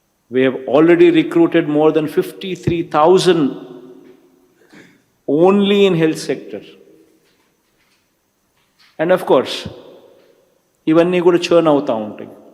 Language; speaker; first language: English; non-native, local second language; Telugu